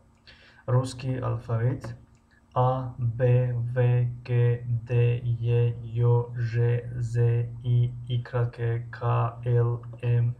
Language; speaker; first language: Russian; non-native, fluent; Tajik